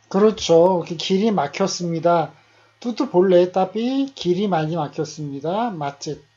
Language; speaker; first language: Korean; native; Korean